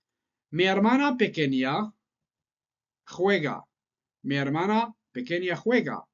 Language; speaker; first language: Spanish; non-native, fluent; French